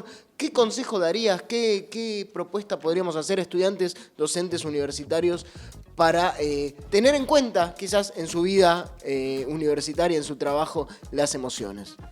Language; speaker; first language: Spanish; native; Spanish